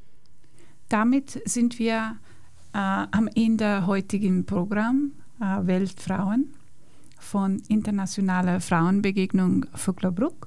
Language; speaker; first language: German; non-native, fluent; Persian